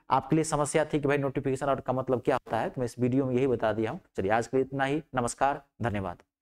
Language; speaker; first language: Hindi; native; Hindi